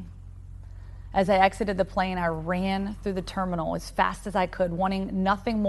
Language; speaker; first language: English; native; English